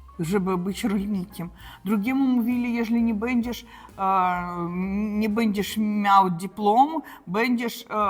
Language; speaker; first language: Polish; non-native, learner; Russian